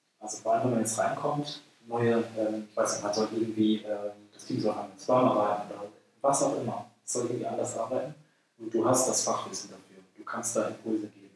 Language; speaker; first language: German; native; German